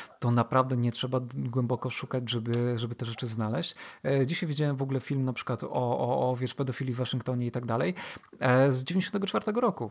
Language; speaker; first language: Polish; native; Polish